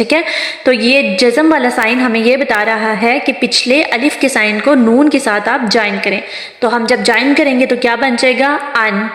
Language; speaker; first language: Urdu; non-native, local second language; Punjabi